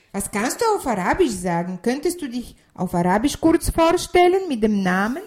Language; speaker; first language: German; non-native, fluent; Bulgarian